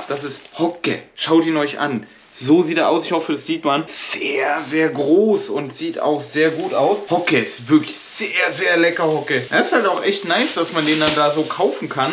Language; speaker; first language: German; native; German